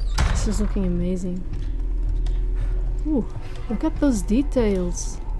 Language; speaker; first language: English; non-native, fluent; Portuguese